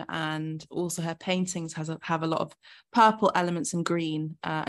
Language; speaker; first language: English; native; English